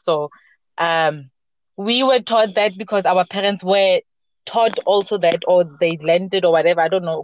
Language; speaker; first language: English; non-native, local second language; Southern Sotho